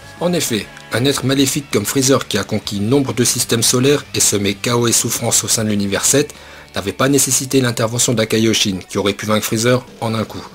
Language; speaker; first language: French; native; French